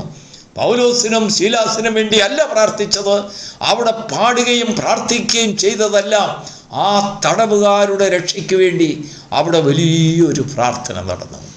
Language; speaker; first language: Malayalam; native; Malayalam